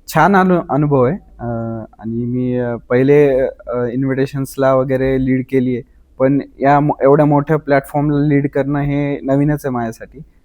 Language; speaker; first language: Marathi; native; Marathi